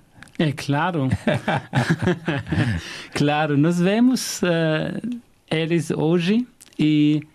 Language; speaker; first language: Portuguese; non-native, fluent; German